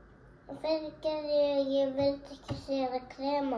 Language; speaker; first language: Icelandic; early bilingual, heritage; Icelandic